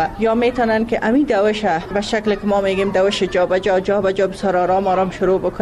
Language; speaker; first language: Persian; native; Persian